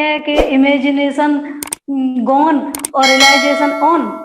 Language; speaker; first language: Hindi; native; Hindi